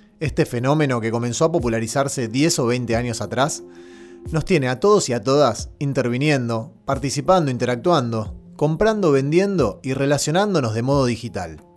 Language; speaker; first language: Spanish; native; Spanish